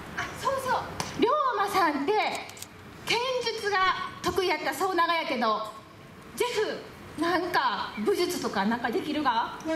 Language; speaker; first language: Japanese; native; Japanese